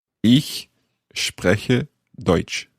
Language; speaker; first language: German; non-native, learner; English